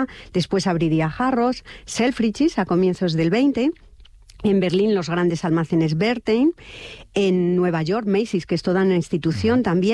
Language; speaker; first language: Spanish; native; Spanish